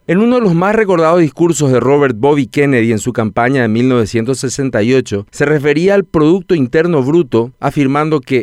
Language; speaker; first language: Spanish; native; Spanish